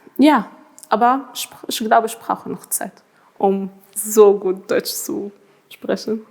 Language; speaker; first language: German; non-native, learner; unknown